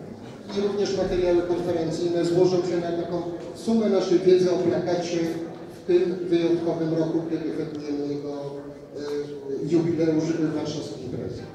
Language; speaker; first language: Polish; native; Polish